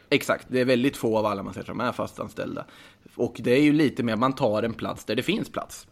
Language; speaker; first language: Swedish; native; Swedish